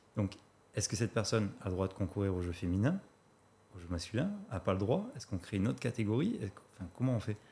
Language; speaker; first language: French; native; French